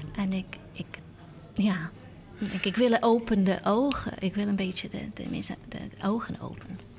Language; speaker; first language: Dutch; non-native, learner; English